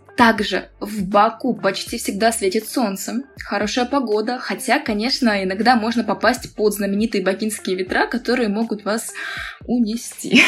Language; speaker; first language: Russian; native; Russian